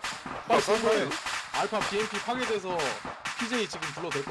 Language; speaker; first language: Korean; native; Korean